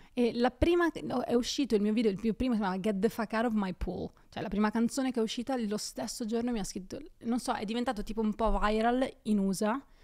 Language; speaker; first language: Italian; native; Italian